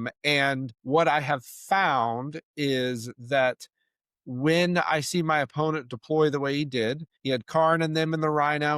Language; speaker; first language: English; native; English